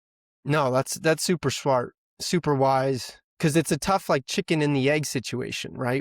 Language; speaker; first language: English; native; English